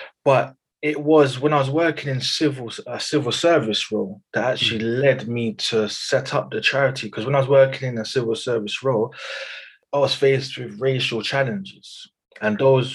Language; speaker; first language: English; native; English